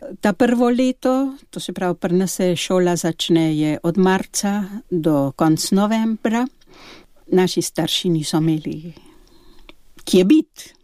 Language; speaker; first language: Slovenian; early bilingual, heritage; Slovenian